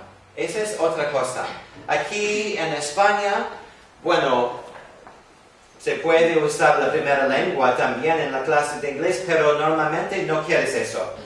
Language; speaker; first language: Spanish; non-native, fluent; English